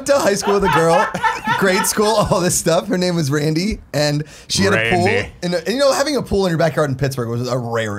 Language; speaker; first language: English; native; English